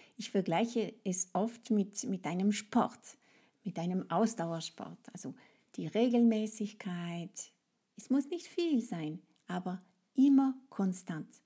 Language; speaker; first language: German; non-native, fluent; French